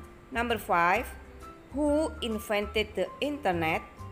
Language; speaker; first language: English; non-native, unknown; Indonesian